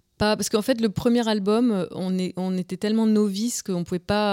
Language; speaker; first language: French; native; French